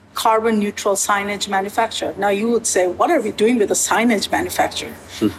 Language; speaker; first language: English; native; English